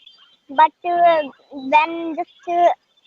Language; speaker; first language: English; non-native, learner; Hindi